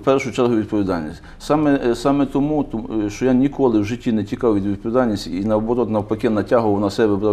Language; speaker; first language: Ukrainian; native; Ukrainian